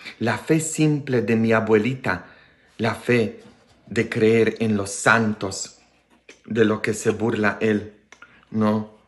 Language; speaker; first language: Spanish; non-native, fluent; Polish